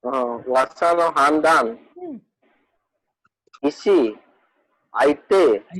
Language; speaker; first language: Japanese; non-native, learner; Hindi